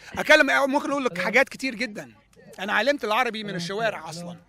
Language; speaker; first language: Arabic; early bilingual, other home language; English